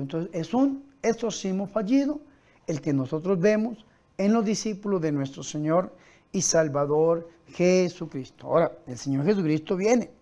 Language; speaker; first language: Spanish; native; Spanish